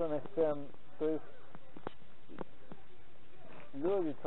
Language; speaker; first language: Polish; non-native, learner; Ukrainian